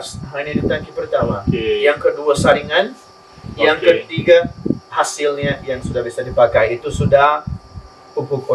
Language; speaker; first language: Indonesian; non-native, learner; Spanish